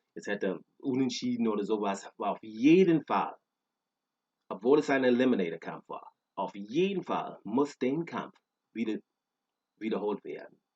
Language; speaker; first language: German; non-native, fluent; English